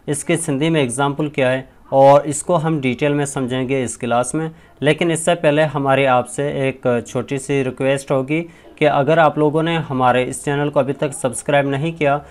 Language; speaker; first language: Urdu; non-native, local second language; Sindhi